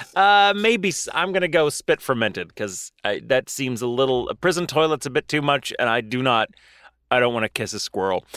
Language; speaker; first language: English; native; English